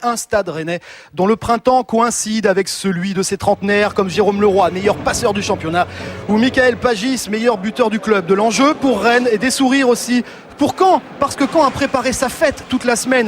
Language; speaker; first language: French; native; French